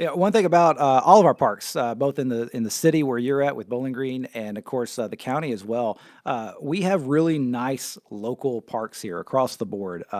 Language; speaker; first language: English; native; English